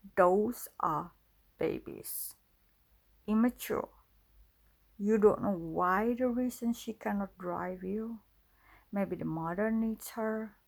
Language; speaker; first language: English; non-native, fluent; Indonesian